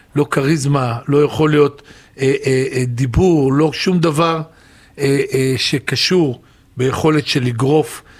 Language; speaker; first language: Hebrew; native; Hebrew